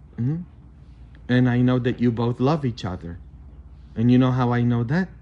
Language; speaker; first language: English; non-native, fluent; Polish